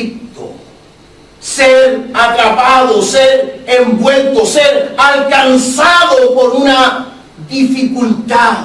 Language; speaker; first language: Spanish; native; Spanish